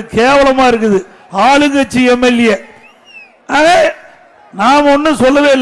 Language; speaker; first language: Tamil; native; Tamil